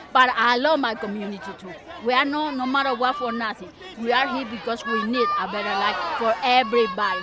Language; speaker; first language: English; non-native, learner; Spanish